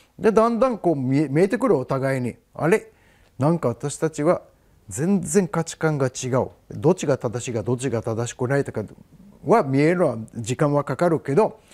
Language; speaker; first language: Japanese; non-native, fluent; Hebrew